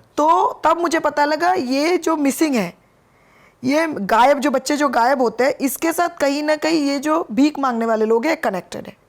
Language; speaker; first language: Hindi; non-native, local second language; Bangla